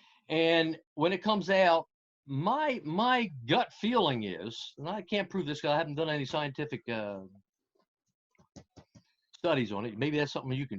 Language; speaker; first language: English; native; English